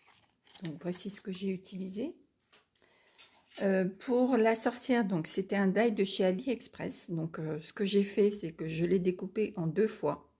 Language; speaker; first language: French; native; French